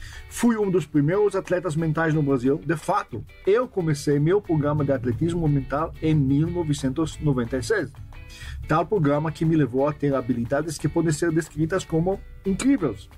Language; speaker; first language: Portuguese; non-native, fluent; Hebrew